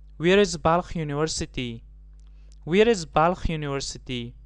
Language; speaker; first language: English; non-native, fluent; Persian